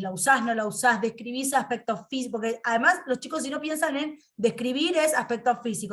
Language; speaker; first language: Spanish; native; Spanish